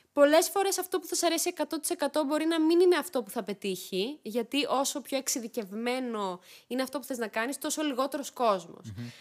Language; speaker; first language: Greek; early bilingual, other home language; Armenian